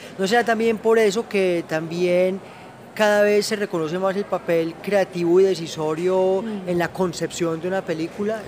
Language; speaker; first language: Spanish; native; Spanish